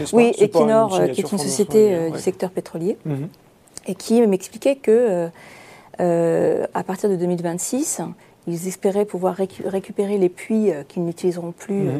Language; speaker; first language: French; native; French